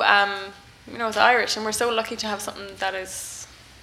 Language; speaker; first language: English; native; English